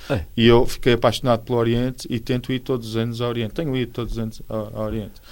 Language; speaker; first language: Portuguese; native; Portuguese